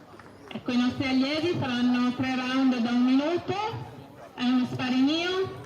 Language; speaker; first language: Italian; native; Italian